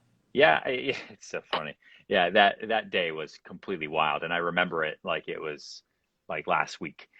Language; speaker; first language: English; native; English